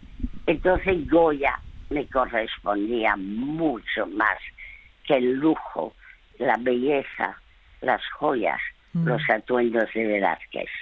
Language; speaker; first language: Spanish; early bilingual, other home language; French